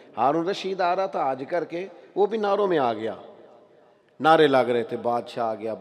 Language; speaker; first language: Urdu; non-native, local second language; Punjabi